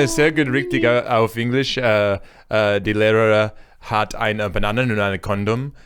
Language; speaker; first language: German; non-native, learner; English